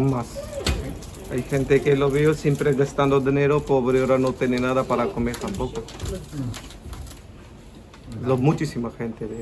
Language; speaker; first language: Spanish; non-native, learner; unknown